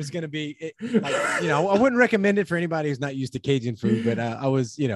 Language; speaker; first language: English; native; English